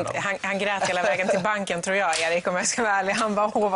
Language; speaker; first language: Swedish; native; Swedish